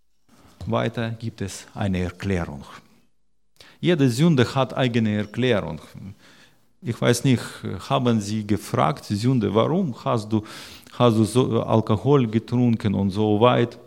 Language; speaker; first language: German; non-native, learner; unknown